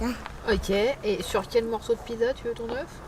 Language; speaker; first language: French; native; French